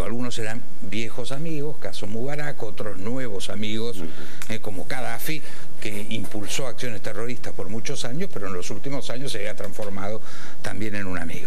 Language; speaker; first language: Spanish; native; Spanish